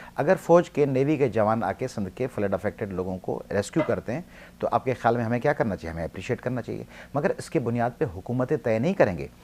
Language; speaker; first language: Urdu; non-native, local second language; Sindhi